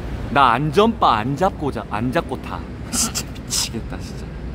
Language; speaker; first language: Korean; native; Korean